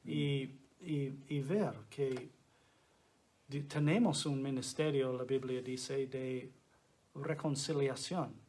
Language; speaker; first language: Spanish; non-native, fluent; English